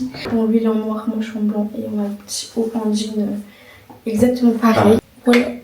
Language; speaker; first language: French; native; French